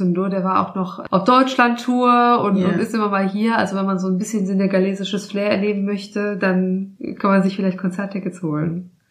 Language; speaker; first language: German; native; German